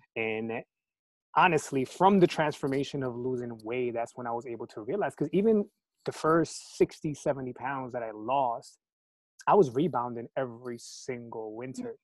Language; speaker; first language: English; early bilingual, other home language; Spanish